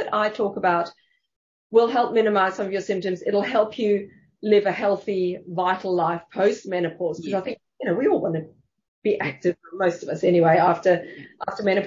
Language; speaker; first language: English; native; English